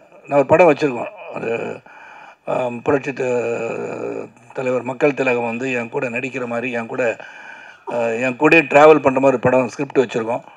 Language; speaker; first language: Tamil; native; Tamil